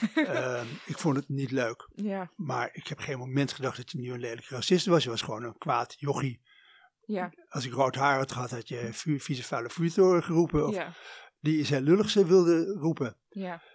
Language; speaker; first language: Dutch; native; Dutch